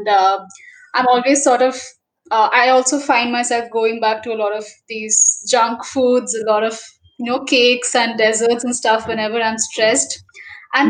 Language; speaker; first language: English; non-native, local second language; Bangla